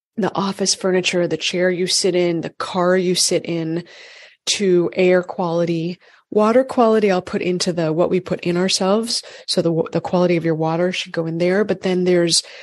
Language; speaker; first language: English; native; English